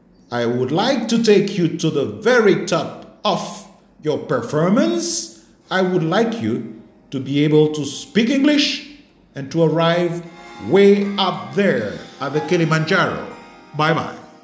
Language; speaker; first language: English; non-native, fluent; French